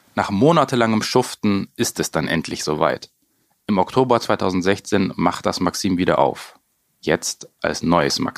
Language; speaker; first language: German; native; German